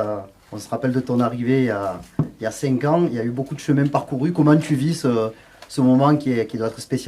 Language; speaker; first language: French; native; French